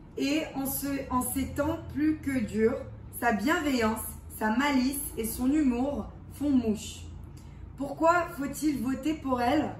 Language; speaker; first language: French; early bilingual, heritage; English